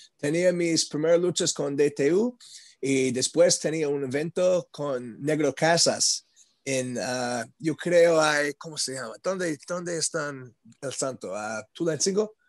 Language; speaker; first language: Spanish; non-native, learner; English